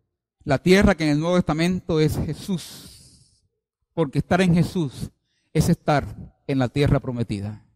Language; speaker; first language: Spanish; native; Spanish